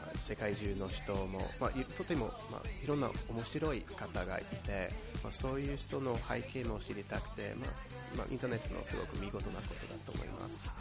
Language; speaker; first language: Japanese; non-native, fluent; English